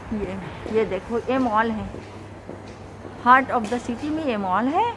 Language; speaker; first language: Hindi; non-native, local second language; Marathi